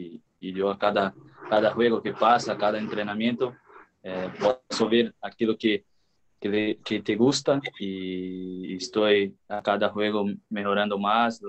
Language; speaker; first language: Spanish; non-native, learner; Portuguese